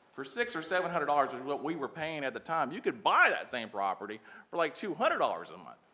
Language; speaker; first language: English; native; English